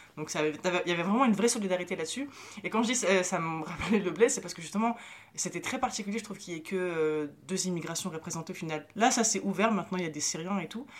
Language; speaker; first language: French; early bilingual, other home language; Arabic